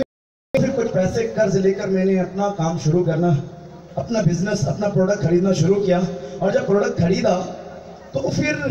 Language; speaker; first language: Hindi; native; Hindi